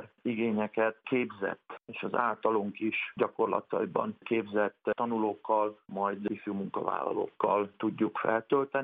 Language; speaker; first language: Hungarian; native; Hungarian